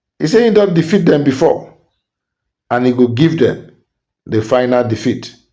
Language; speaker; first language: Nigerian Pidgin; non-native, local second language; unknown